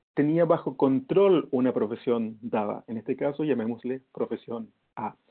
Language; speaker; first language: Spanish; native; Spanish